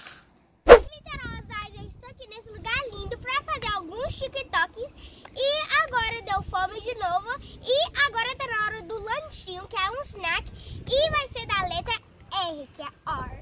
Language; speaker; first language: Portuguese; early bilingual, heritage; Portuguese